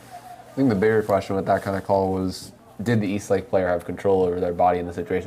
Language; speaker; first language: English; native; English